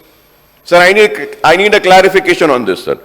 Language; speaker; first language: English; non-native, local second language; Urdu